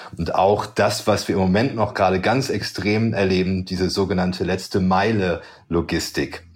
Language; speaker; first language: German; native; German